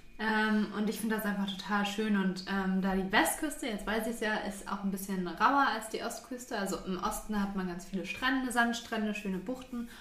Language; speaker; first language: German; native; German